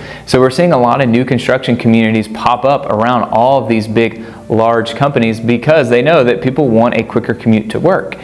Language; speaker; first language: English; native; English